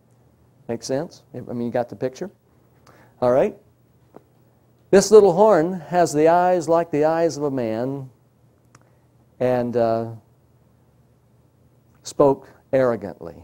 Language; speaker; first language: English; native; English